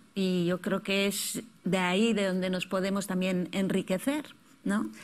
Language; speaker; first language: Spanish; native; Spanish